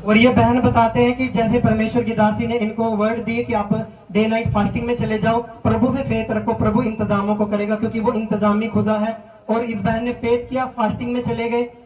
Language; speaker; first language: Hindi; native; Hindi